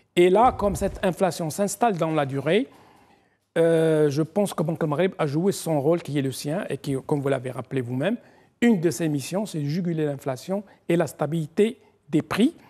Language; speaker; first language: French; non-native, local second language; Arabic